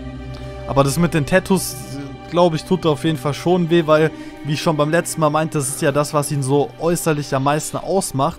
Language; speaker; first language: German; native; German